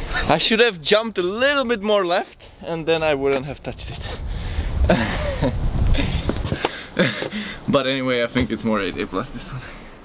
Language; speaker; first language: English; non-native, fluent; Czech